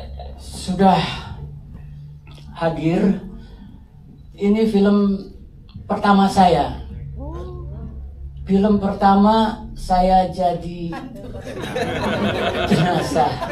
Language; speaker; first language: Indonesian; non-native, local second language; Sundanese